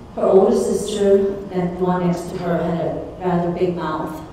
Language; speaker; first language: English; early bilingual, other home language; Czech